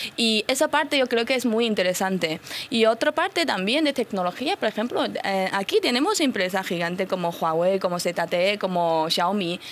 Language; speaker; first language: Spanish; non-native, fluent; Chinese